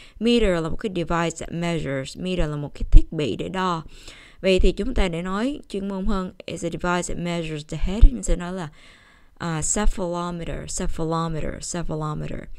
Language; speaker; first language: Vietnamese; early bilingual, heritage; Vietnamese